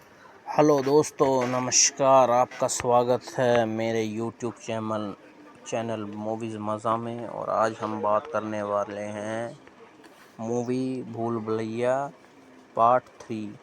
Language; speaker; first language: Hindi; native; Hindi